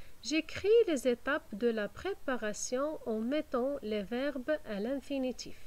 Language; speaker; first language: French; non-native, fluent; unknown